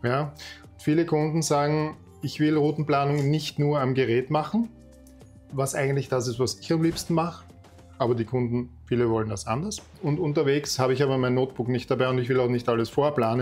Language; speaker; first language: German; native; German